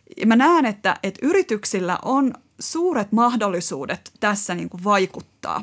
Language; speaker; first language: Finnish; native; Finnish